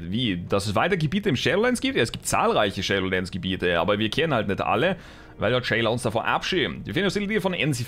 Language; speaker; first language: German; native; German